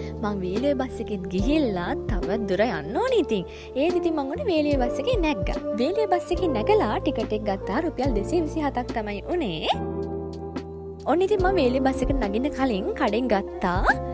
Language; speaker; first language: Sinhala; native; Sinhala